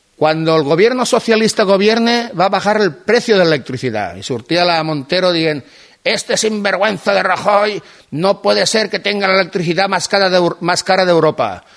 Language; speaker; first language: Spanish; non-native, local second language; Catalan